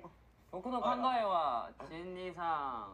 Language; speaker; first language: Japanese; non-native, learner; Korean